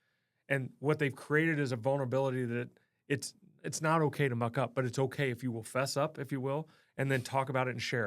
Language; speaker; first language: English; native; English